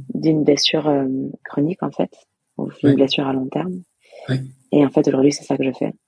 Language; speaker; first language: French; native; French